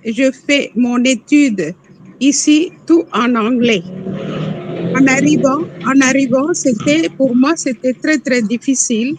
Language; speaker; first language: French; non-native, local second language; Tamil